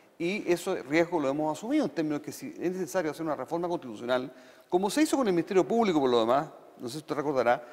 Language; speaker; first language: Spanish; native; Spanish